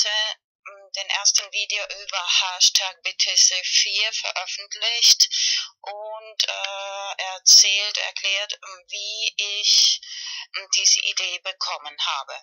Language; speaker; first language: German; non-native, learner; Spanish